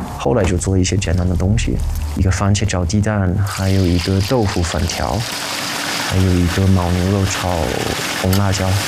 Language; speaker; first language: Chinese; non-native, fluent; English